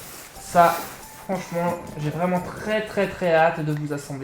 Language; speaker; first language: French; native; French